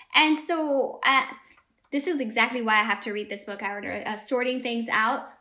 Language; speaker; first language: English; early bilingual, other home language; Amharic